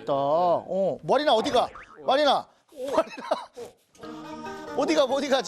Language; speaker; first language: Korean; native; Korean